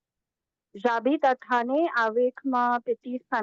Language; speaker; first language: French; non-native, learner; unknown